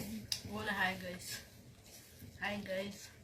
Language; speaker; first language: Arabic; non-native, learner; Amharic